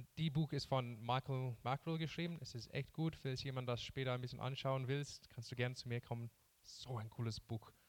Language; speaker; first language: German; non-native, fluent; English